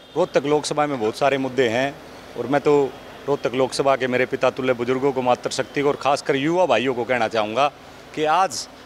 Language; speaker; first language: Hindi; native; Hindi